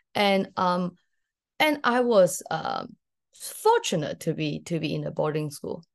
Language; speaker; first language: English; early bilingual, other home language; Cantonese